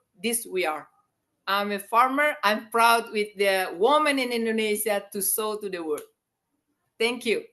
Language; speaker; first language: English; non-native, learner; Indonesian